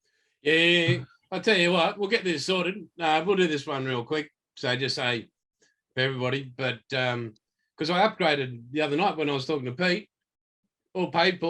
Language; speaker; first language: English; native; English